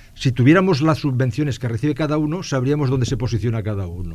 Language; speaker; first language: Spanish; non-native, local second language; Catalan